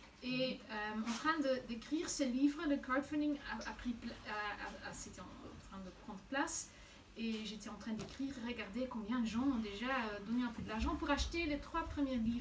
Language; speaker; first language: French; non-native, local second language; Dutch